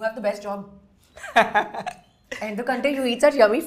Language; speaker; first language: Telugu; non-native, local second language; Hindi